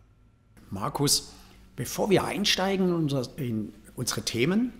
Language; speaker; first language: German; native; German